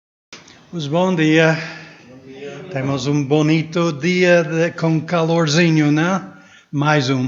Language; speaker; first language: Portuguese; non-native, fluent; Spanish